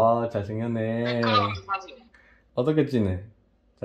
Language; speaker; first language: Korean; non-native, learner; Spanish